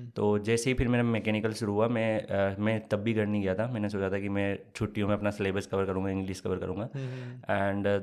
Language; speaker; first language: Hindi; native; Hindi